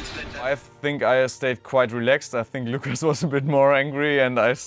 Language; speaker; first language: English; non-native, fluent; German